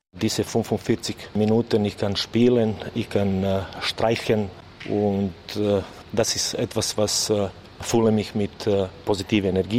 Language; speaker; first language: German; non-native, learner; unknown